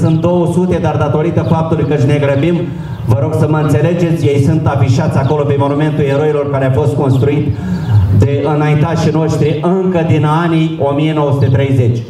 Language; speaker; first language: Romanian; native; Romanian